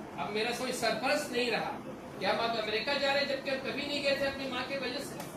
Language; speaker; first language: Hindi; native; Hindi